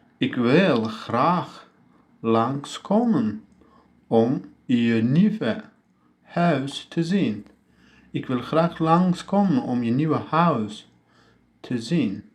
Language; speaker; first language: Dutch; non-native, learner; Turkish